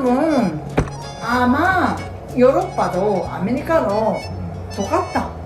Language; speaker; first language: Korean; non-native, learner; Japanese